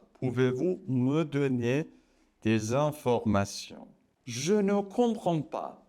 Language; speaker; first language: French; non-native, fluent; Persian